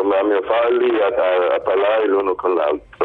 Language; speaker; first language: Italian; non-native, fluent; Swedish